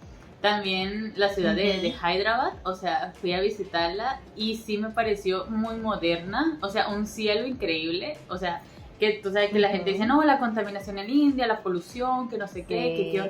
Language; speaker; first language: Spanish; native; Spanish